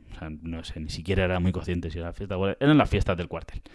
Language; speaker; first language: Spanish; native; Spanish